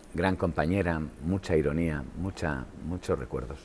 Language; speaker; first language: Spanish; native; Spanish